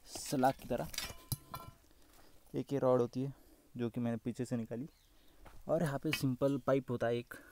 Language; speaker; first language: Hindi; non-native, local second language; Marathi